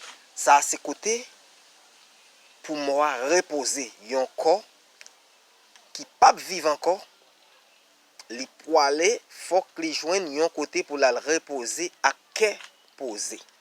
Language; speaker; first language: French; non-native, learner; Haitian Creole